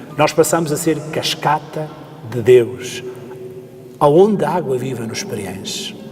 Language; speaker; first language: Portuguese; native; Portuguese